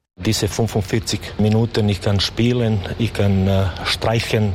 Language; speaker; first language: German; non-native, learner; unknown